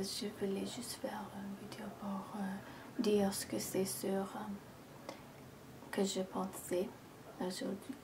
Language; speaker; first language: French; non-native, fluent; English